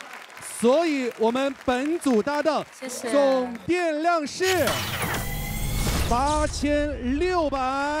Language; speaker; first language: Chinese; native; Chinese